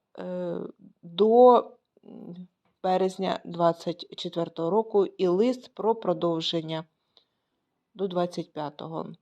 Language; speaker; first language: Ukrainian; native; Ukrainian